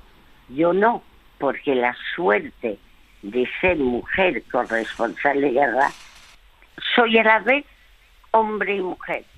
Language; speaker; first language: Spanish; early bilingual, other home language; French